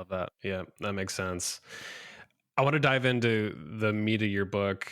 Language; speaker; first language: English; native; English